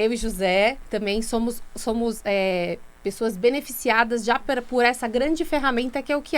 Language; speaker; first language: Portuguese; native; Portuguese